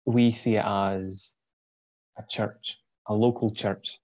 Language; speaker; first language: English; native; English